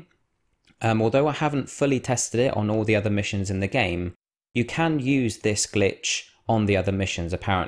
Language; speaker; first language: English; native; English